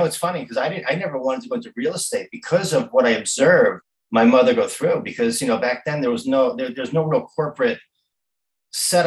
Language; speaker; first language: English; native; English